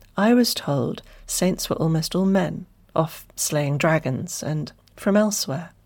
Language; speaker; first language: English; native; English